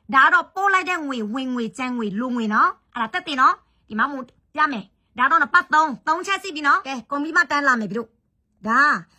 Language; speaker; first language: Burmese; native; Burmese